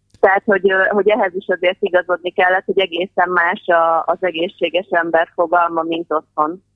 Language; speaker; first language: Hungarian; native; Hungarian